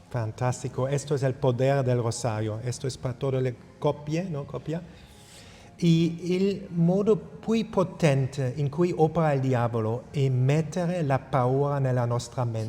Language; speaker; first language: Italian; non-native, fluent; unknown